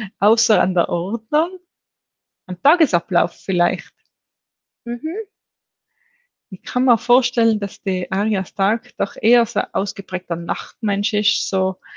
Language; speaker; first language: German; native; German